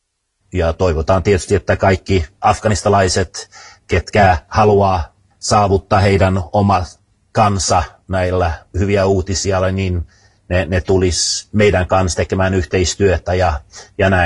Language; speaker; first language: Finnish; non-native, fluent; Swedish